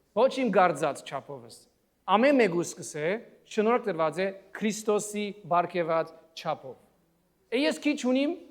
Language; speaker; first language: Armenian; early bilingual, heritage; Armenian